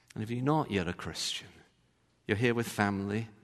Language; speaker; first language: English; native; English